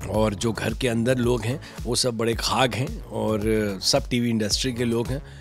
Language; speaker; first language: Hindi; native; Hindi